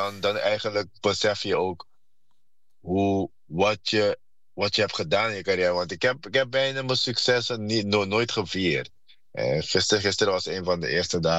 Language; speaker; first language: Dutch; non-native, fluent; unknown